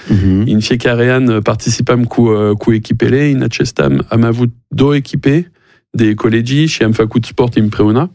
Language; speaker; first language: Romanian; non-native, learner; French